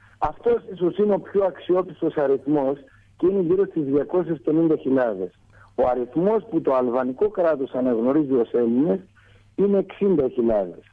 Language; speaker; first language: Greek; native; Greek